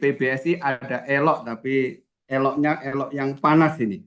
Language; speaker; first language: Indonesian; native; Indonesian